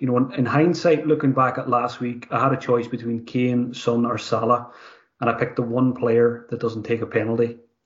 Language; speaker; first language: English; native; English